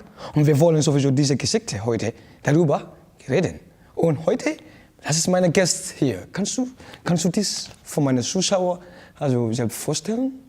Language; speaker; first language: German; non-native, learner; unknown